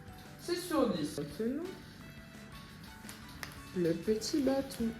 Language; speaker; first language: French; native; French